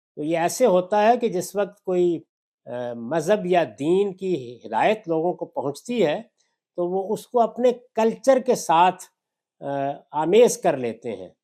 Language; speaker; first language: Urdu; non-native, local second language; Punjabi